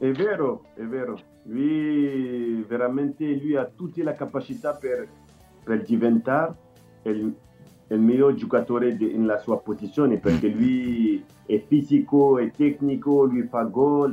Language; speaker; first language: Italian; non-native, learner; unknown